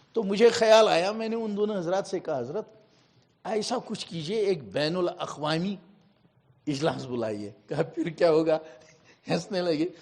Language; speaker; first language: Urdu; non-native, local second language; Kashmiri